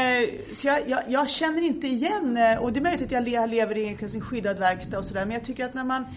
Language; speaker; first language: Swedish; native; Swedish